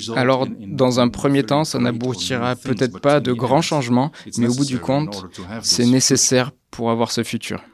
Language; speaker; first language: French; non-native, fluent; Dutch